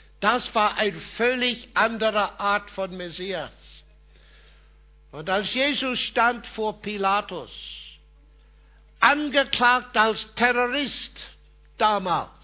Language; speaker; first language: German; non-native, fluent; English